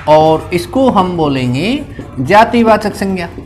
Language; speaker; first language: Hindi; native; Hindi